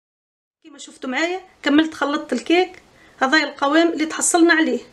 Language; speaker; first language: Arabic; native; Arabic